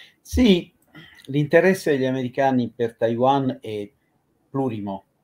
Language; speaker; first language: Italian; native; Italian